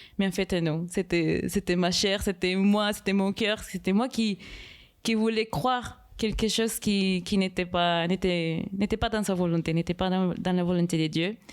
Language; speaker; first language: French; non-native, fluent; Spanish